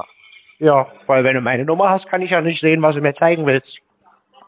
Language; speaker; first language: German; native; German